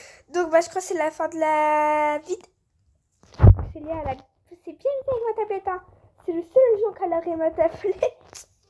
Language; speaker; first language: French; native; French